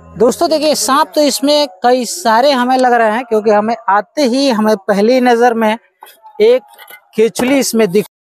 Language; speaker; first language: Hindi; native; Hindi